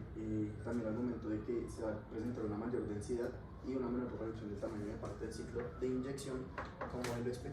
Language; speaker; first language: Spanish; native; Spanish